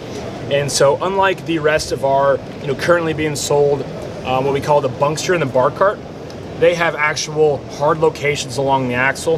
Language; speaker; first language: English; native; English